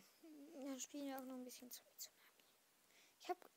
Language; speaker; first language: German; native; German